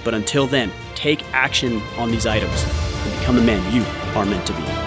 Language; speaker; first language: English; native; English